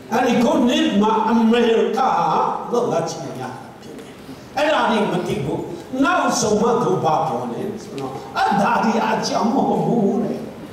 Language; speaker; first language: Burmese; non-native, local second language; Tedim Chin